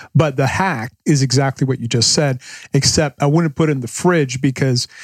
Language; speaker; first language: English; native; English